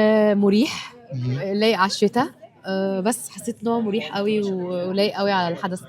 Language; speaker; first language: Arabic; native; Arabic